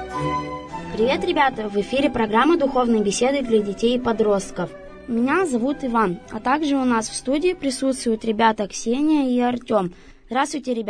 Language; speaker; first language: Russian; native; Russian